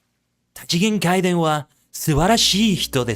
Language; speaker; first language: Japanese; non-native, learner; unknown